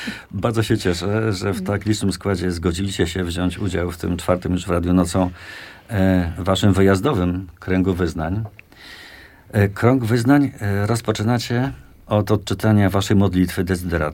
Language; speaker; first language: Polish; native; Polish